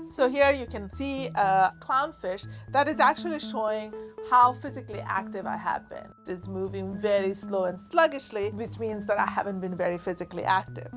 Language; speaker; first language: English; non-native, local second language; Bangla